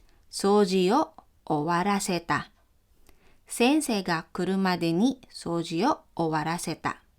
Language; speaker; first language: Japanese; non-native, fluent; Filipino